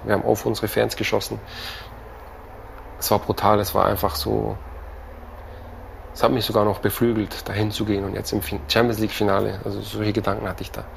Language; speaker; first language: German; native; German